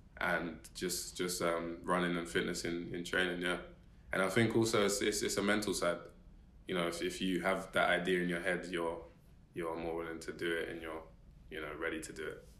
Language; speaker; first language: English; native; English